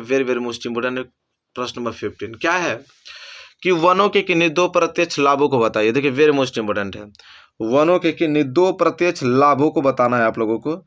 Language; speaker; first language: Hindi; native; Hindi